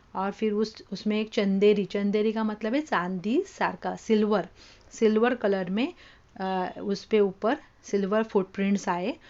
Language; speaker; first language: Hindi; non-native, local second language; Marathi